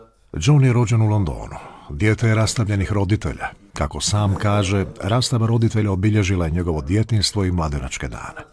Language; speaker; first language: Croatian; native; Croatian